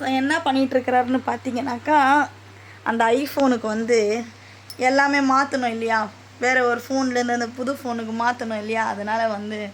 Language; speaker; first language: Tamil; native; Tamil